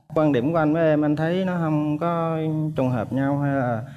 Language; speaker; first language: Vietnamese; native; Vietnamese